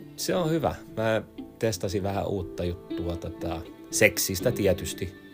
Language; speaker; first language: Finnish; early bilingual, heritage; Swedish